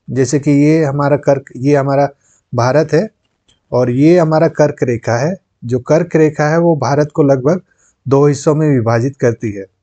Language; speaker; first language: Hindi; non-native, local second language; Santali